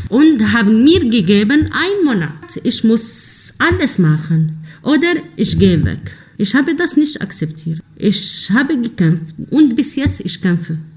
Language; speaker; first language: German; non-native, learner; Arabic